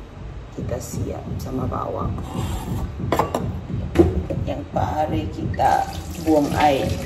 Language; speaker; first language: Indonesian; native; Indonesian